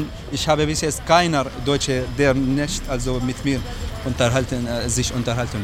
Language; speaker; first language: German; non-native, learner; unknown